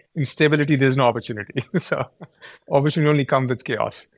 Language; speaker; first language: English; non-native, local second language; Urdu